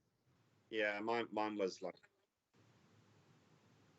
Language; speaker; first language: English; native; English